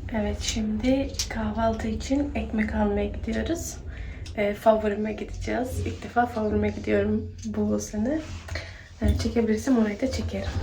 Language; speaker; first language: Turkish; early bilingual, heritage; Turkish